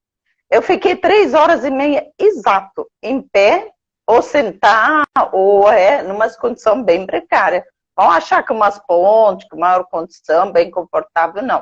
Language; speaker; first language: Portuguese; non-native, fluent; Arabic